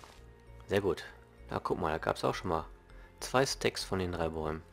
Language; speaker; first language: German; native; German